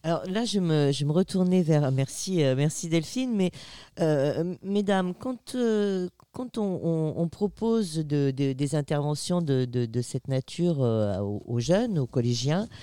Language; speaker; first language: French; native; French